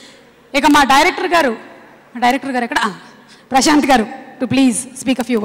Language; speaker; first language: Telugu; native; Telugu